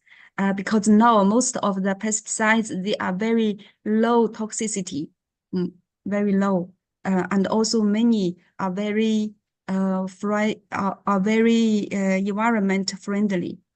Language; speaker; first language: English; non-native, learner; Chinese